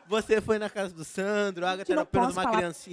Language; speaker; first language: Portuguese; native; Portuguese